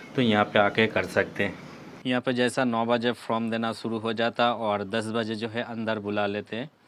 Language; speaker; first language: Hindi; non-native, local second language; Bangla